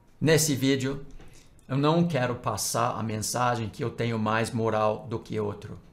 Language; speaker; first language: Portuguese; non-native, fluent; English